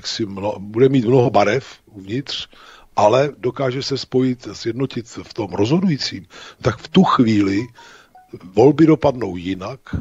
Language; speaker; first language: Czech; native; Czech